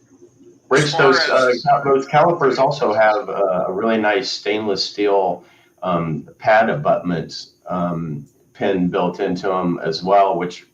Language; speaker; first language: English; native; English